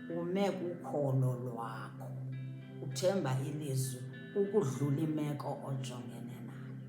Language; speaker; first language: Xhosa; native; Xhosa